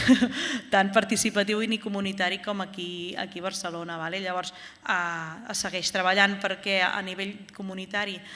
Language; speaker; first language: Catalan; native; Catalan